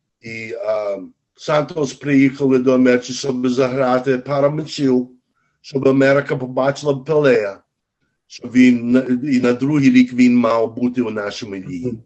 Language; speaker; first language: Ukrainian; early bilingual, heritage; Ukrainian